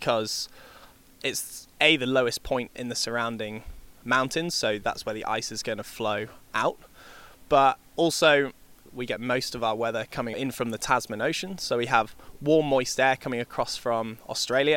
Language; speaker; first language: English; native; English